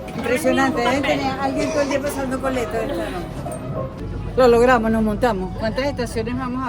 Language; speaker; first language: Spanish; native; Spanish